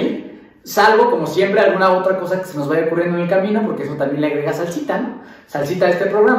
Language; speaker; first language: Spanish; native; Spanish